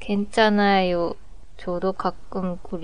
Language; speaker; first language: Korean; non-native, learner; Japanese